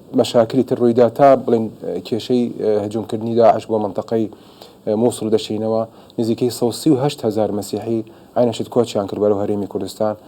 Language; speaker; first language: Central Kurdish; non-native, local second language; Assyrian Neo-Aramaic